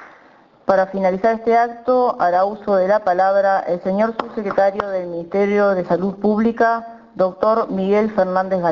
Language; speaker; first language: Spanish; native; Spanish